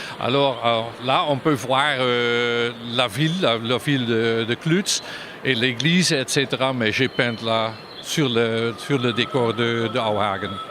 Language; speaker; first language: French; non-native, learner; German